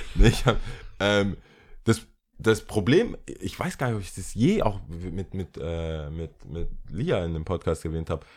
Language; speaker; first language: German; early bilingual, other home language; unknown